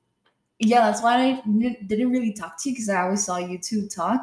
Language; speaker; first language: English; non-native, fluent; Spanish